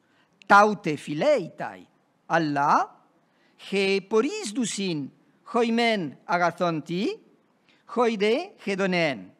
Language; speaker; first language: Greek; non-native, fluent; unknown